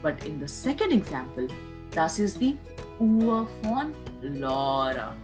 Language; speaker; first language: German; non-native, fluent; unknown